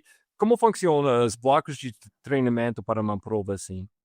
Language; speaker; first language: Portuguese; non-native, fluent; English